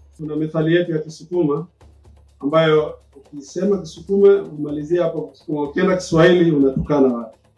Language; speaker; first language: Swahili; non-native, local second language; Sukuma